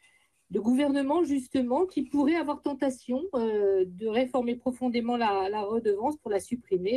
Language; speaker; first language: French; native; French